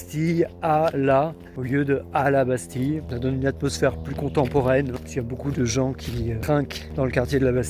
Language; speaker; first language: French; native; French